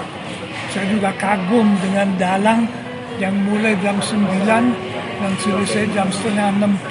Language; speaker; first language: Indonesian; non-native, fluent; German